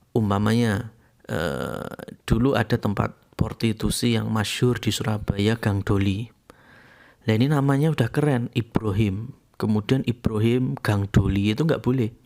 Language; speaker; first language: Indonesian; non-native, local second language; Javanese